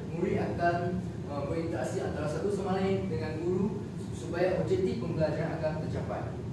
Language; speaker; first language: Malay; non-native, local second language; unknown